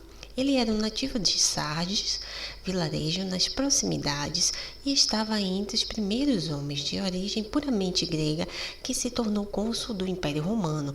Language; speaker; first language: Portuguese; native; Portuguese